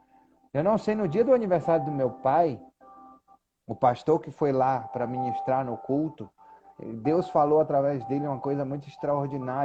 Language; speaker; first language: Portuguese; native; Portuguese